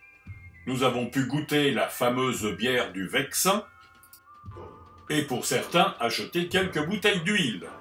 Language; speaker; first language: French; native; French